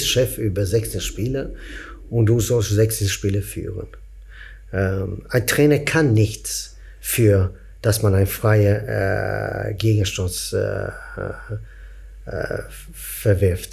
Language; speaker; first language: German; non-native, fluent; Swedish